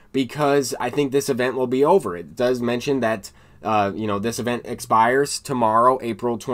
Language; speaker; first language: English; native; English